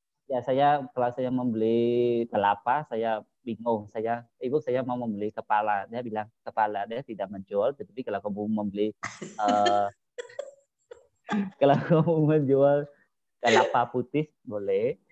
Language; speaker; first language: Indonesian; non-native, learner; Khmer